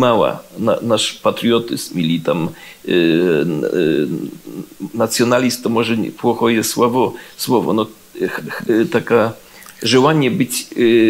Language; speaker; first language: Russian; non-native, learner; Polish